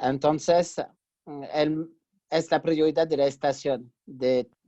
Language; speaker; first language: Spanish; non-native, fluent; French